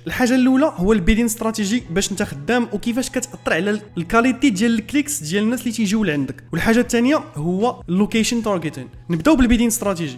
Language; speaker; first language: Arabic; native; Arabic